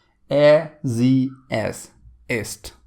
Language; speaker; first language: German; non-native, learner; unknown